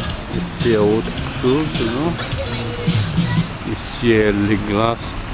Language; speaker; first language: French; non-native, learner; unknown